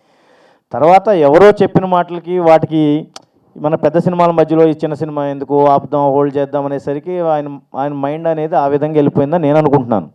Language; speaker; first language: Telugu; native; Telugu